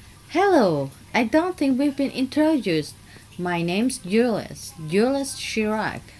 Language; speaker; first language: English; non-native, fluent; Indonesian